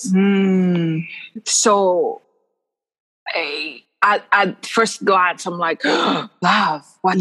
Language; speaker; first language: English; non-native, local second language; Kinyarwanda